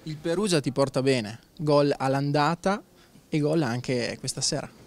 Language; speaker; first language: Italian; native; Italian